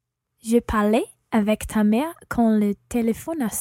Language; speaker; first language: French; non-native, learner; English